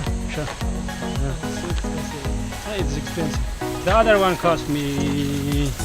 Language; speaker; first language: English; non-native, learner; Finnish